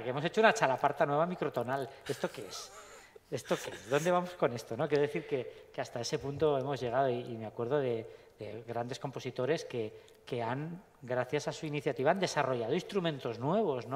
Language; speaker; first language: Spanish; native; Spanish